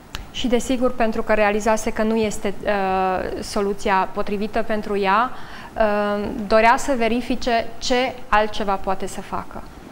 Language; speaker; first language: Romanian; native; Romanian